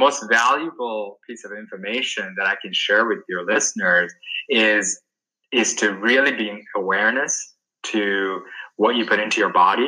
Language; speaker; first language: English; non-native, local second language; Sinhala